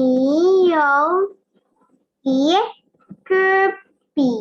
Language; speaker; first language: Chinese; non-native, learner; Indonesian